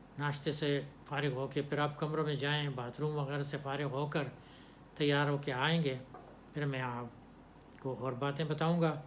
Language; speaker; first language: Urdu; non-native, local second language; Pashto